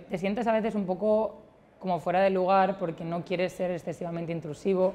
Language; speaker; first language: Spanish; native; Spanish